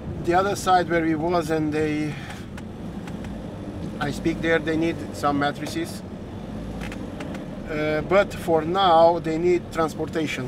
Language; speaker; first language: English; non-native, learner; Romanian